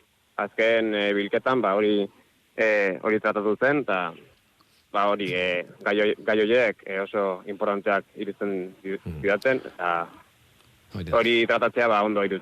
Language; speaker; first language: Basque; non-native, local second language; Spanish